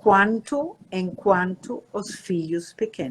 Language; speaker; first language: Portuguese; non-native, fluent; German